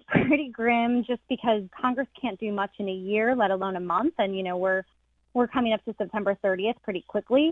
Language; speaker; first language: English; native; English